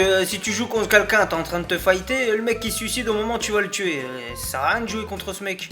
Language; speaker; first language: French; native; French